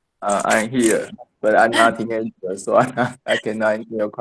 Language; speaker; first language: English; non-native, learner; Chinese